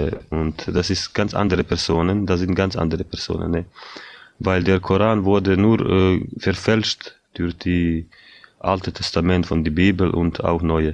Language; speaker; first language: German; non-native, fluent; Bosnian